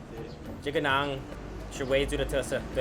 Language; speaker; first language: Chinese; non-native, learner; English